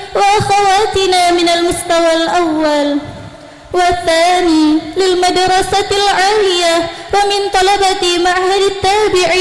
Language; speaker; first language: Arabic; non-native, learner; Indonesian